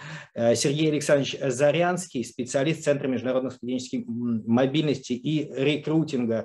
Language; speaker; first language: Russian; native; Russian